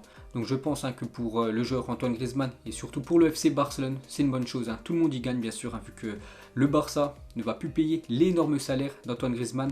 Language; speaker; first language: French; native; French